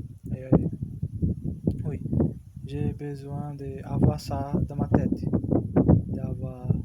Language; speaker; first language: French; non-native, learner; Portuguese